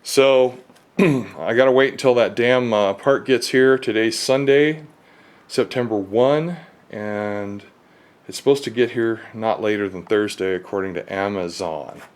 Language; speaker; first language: English; native; English